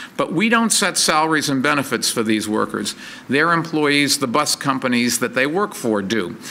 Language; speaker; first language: English; native; English